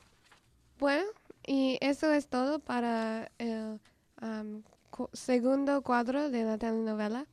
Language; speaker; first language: Spanish; non-native, fluent; English